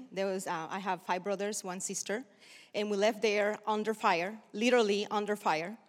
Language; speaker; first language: English; early bilingual, other home language; Spanish